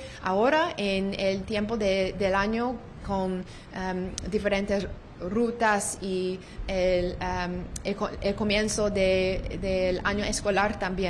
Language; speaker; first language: Spanish; non-native, learner; English